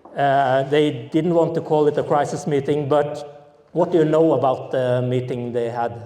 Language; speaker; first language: English; non-native, fluent; Norwegian